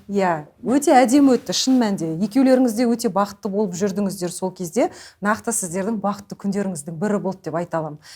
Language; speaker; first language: Kazakh; native; Kazakh